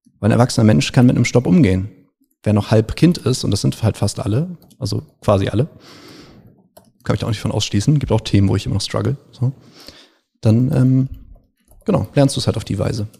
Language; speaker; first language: German; native; German